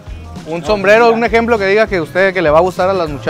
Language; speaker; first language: Spanish; native; Spanish